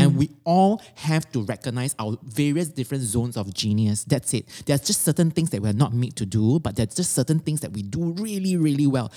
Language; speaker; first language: English; native; English